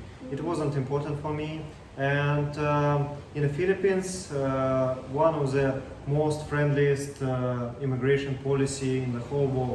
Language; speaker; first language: English; non-native, learner; Russian